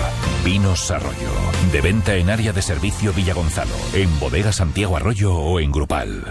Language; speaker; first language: Spanish; native; Spanish